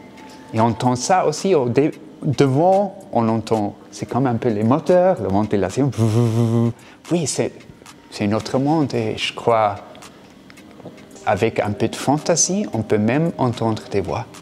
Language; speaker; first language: French; non-native, fluent; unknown